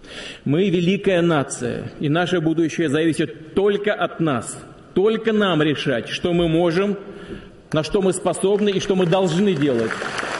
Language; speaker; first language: Russian; native; Russian